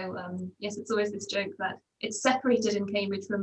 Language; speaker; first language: English; native; English